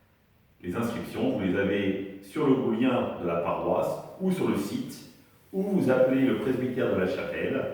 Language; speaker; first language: French; native; French